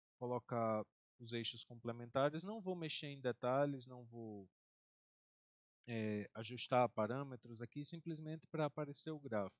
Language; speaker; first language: Portuguese; native; Portuguese